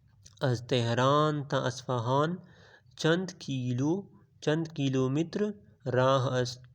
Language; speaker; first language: Persian; non-native, fluent; Urdu